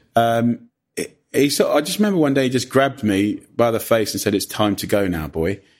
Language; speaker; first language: English; native; English